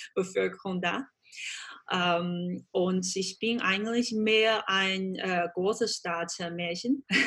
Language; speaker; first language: German; non-native, fluent; Chinese